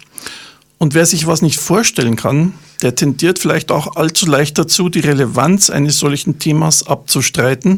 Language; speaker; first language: German; native; German